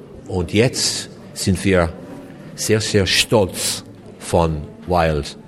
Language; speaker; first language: German; non-native, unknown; English